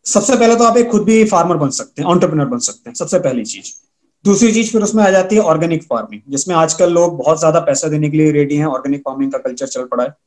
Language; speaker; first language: Hindi; native; Hindi